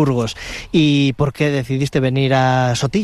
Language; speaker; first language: Spanish; native; Spanish